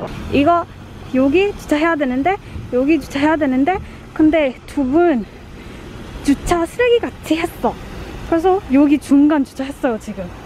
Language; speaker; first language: Korean; non-native, fluent; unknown